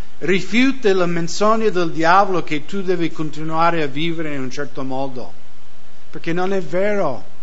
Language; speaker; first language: Italian; non-native, fluent; English